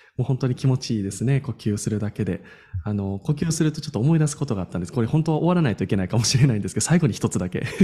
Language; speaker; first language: Japanese; native; Japanese